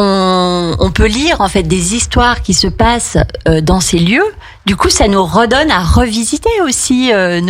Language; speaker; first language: French; native; French